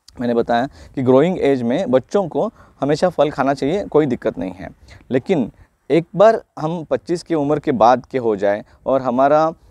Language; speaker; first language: Hindi; non-native, local second language; Marathi